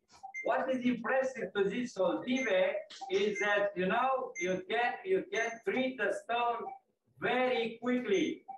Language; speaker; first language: English; non-native, fluent; Romanian